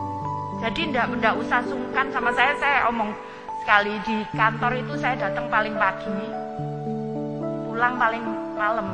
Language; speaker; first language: Indonesian; non-native, local second language; Javanese